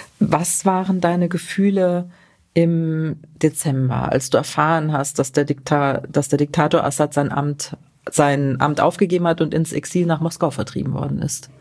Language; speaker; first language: German; native; German